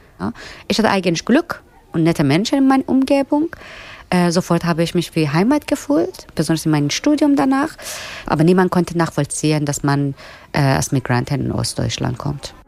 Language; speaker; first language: German; non-native, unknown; Persian